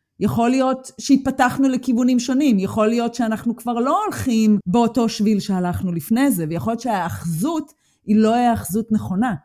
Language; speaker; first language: Hebrew; native; Hebrew